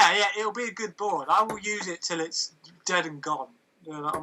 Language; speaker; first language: English; native; English